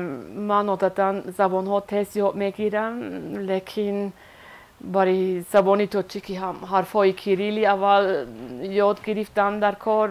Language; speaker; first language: Persian; non-native, fluent; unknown